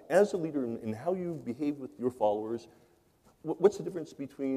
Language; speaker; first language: English; native; English